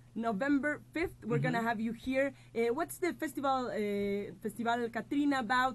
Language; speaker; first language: English; non-native, fluent; Spanish